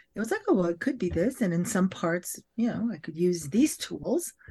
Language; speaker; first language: English; early bilingual, other home language; French